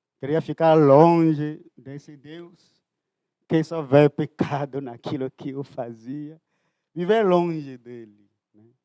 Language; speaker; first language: Portuguese; non-native, fluent; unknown